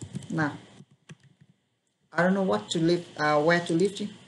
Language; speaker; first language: English; non-native, fluent; Vietnamese